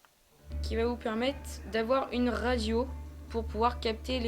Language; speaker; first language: French; native; French